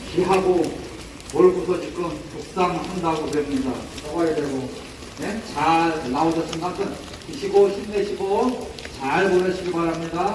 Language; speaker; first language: Korean; native; Korean